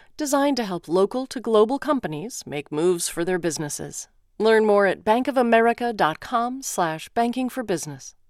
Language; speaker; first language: English; non-native, fluent; Ukrainian